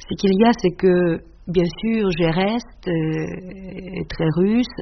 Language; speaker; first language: French; non-native, fluent; Russian